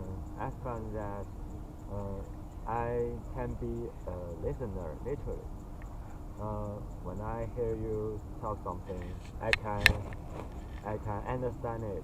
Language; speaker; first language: English; non-native, learner; Chinese